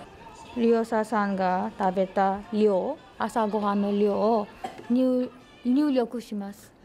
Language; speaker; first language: Japanese; non-native, learner; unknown